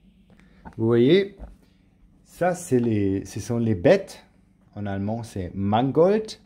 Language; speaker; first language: French; non-native, learner; German